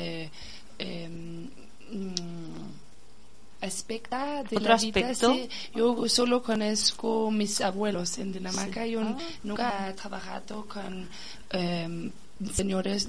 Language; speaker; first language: Spanish; non-native, learner; Danish